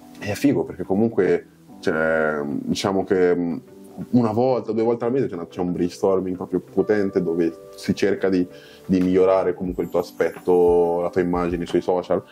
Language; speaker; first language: Italian; early bilingual, other home language; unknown